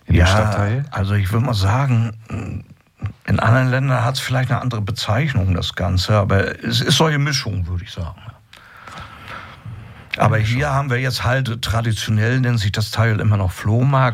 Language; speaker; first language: German; native; German